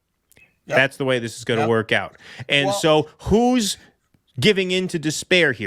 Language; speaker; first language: English; native; English